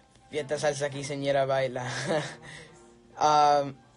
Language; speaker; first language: Spanish; early bilingual, other home language; English